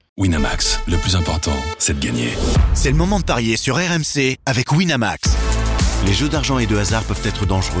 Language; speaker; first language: French; native; French